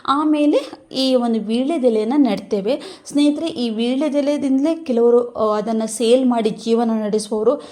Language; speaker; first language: Kannada; non-native, local second language; Tulu